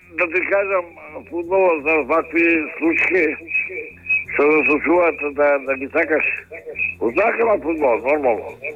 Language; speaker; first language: Macedonian; non-native, local second language; Albanian